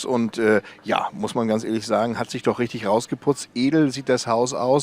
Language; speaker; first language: German; native; German